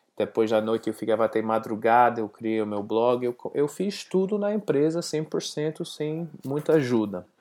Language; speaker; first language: Portuguese; non-native, learner; English